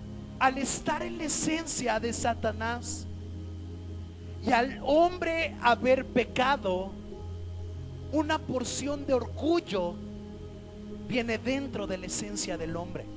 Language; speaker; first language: Spanish; native; Spanish